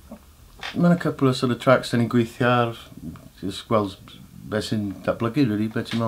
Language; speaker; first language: Welsh; native; Welsh